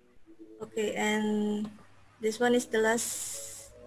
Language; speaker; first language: English; non-native, fluent; Indonesian